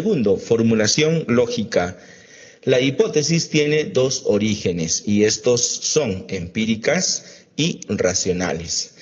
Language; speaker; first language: Spanish; native; Spanish